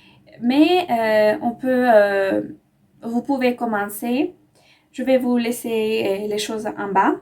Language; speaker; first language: French; non-native, fluent; Spanish